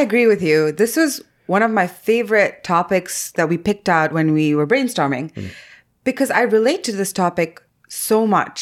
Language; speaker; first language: English; non-native, local second language; Tamil